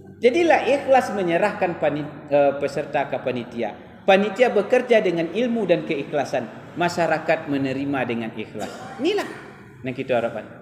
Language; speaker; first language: Malay; non-native, local second language; Minangkabau